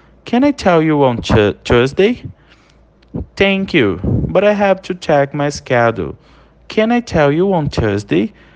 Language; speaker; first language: English; non-native, fluent; Portuguese